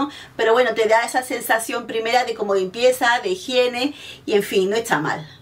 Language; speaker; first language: Spanish; native; Spanish